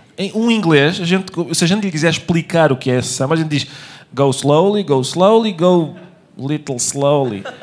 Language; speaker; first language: Portuguese; native; Portuguese